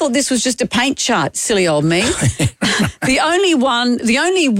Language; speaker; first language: English; native; English